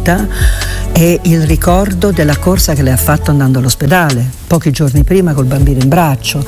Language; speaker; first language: Italian; native; Italian